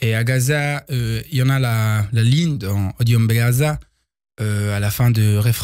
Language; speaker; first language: French; early bilingual, heritage; Hebrew